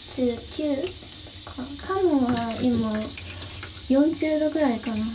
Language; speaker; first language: Japanese; native; Japanese